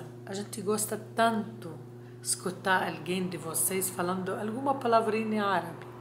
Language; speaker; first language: Portuguese; non-native, fluent; Arabic